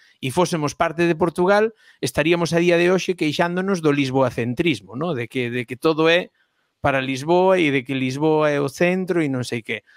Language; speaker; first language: Galician; non-native, local second language; Spanish